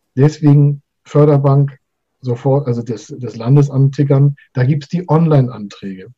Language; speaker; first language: German; native; German